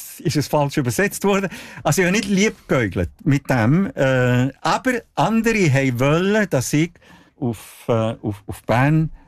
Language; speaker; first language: German; non-native, local second language; Italian